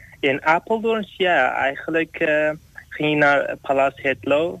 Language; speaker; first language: Dutch; non-native, learner; Arabic